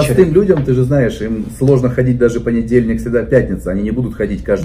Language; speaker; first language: Russian; native; Russian